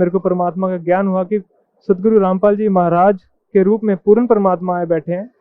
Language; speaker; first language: Hindi; native; Hindi